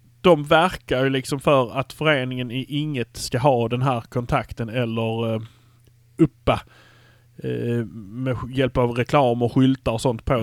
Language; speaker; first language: Swedish; native; Swedish